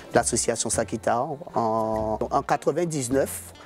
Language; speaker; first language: French; native; French